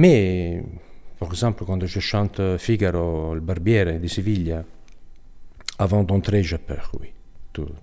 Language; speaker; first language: French; non-native, fluent; Italian